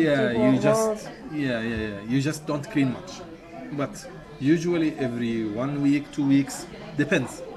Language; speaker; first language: English; non-native, fluent; Arabic